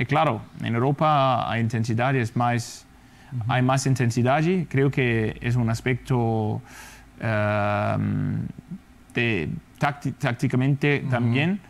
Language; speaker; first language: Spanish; non-native, fluent; Danish